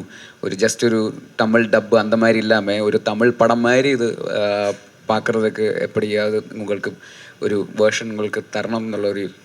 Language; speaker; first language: Tamil; non-native, learner; Malayalam